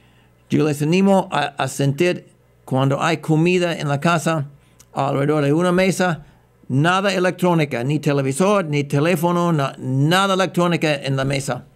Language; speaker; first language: Spanish; non-native, fluent; English